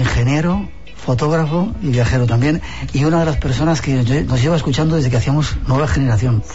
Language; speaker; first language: Spanish; native; Spanish